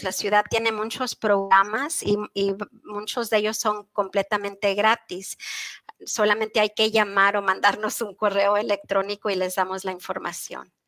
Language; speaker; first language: Spanish; early bilingual, heritage; Spanish